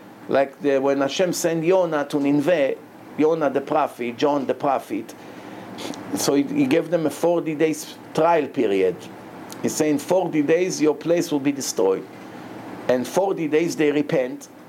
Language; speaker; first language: English; non-native, fluent; Hebrew